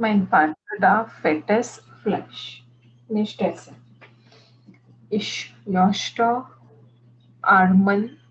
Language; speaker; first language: German; non-native, learner; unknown